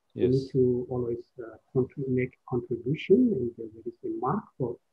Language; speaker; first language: English; non-native, fluent; Amharic